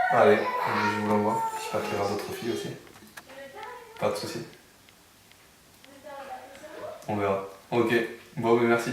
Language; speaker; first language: French; native; French